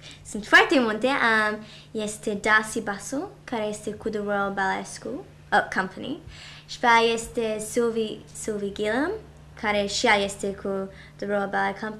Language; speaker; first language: Romanian; early bilingual, heritage; Romanian